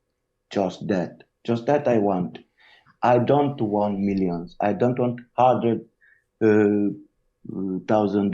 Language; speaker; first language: English; non-native, learner; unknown